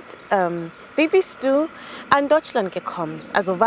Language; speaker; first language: German; non-native, fluent; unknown